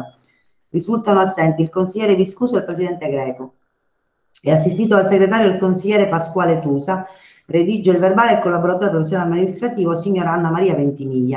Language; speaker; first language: Italian; native; Italian